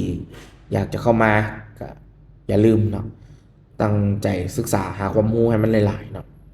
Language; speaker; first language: Thai; non-native, local second language; Northeastern Thai